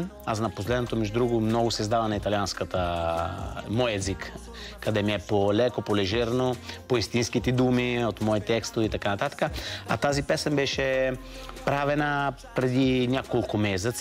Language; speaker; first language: Bulgarian; non-native, fluent; Italian